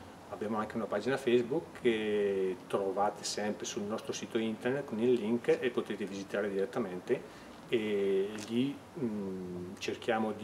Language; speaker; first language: Italian; native; Italian